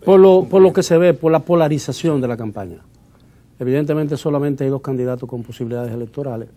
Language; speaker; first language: Spanish; native; Spanish